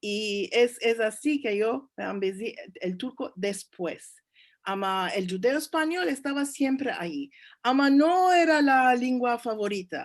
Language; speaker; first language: Spanish; early bilingual, heritage; Turkish